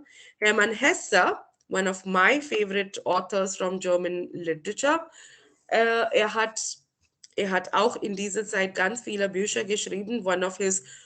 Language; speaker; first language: German; non-native, fluent; Marathi